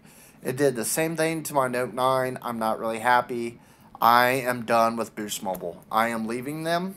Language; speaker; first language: English; native; English